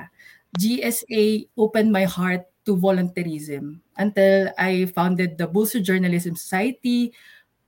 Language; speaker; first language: English; non-native, local second language; Pampanga